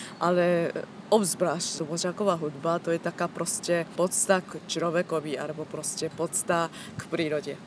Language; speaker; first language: Slovak; non-native, learner; Japanese